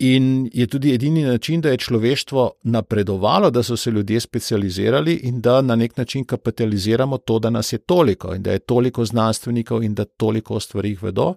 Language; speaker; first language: Slovenian; native; Slovenian